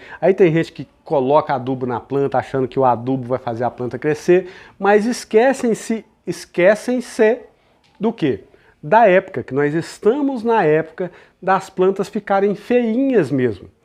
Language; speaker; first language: Portuguese; native; Portuguese